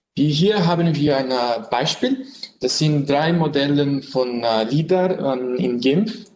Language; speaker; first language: German; non-native, learner; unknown